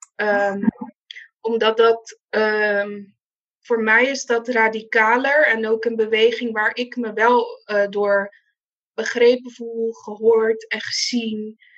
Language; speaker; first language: Dutch; non-native, local second language; Papiamento